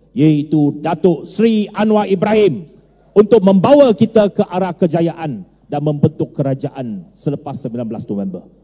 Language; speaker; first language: Malay; non-native, local second language; Chinese